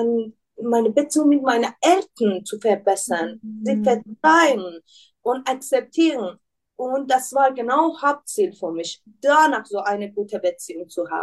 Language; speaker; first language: German; non-native, learner; Persian